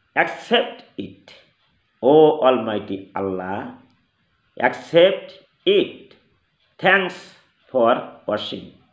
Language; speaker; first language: English; non-native, local second language; Bangla